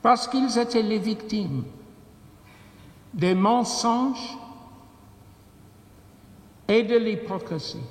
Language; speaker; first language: French; non-native, fluent; English